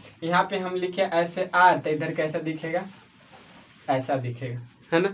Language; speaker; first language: Hindi; native; Hindi